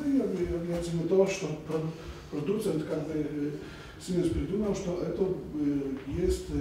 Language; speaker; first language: Russian; non-native, fluent; Polish